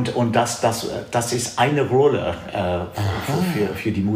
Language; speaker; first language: German; non-native, fluent; English